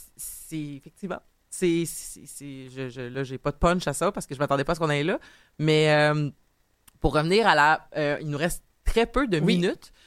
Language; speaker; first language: French; native; French